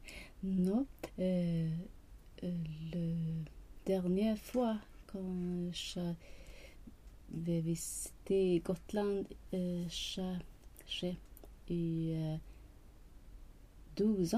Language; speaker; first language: French; non-native, learner; Swedish